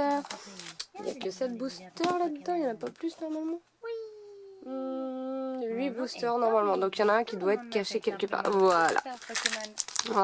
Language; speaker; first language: French; native; French